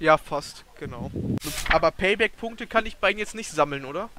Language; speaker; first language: German; native; German